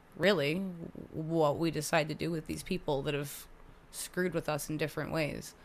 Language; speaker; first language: English; native; English